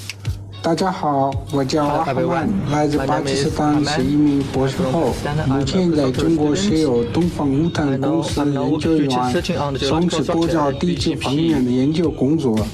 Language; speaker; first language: Chinese; non-native, fluent; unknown